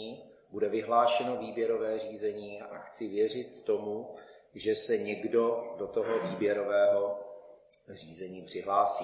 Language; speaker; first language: Czech; native; Czech